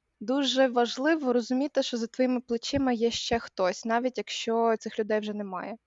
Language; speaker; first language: Ukrainian; native; Ukrainian